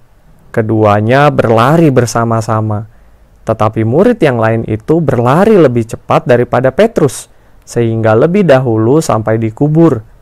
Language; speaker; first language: Indonesian; native; Indonesian